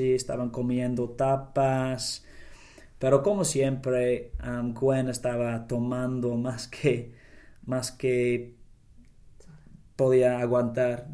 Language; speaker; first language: Spanish; non-native, learner; English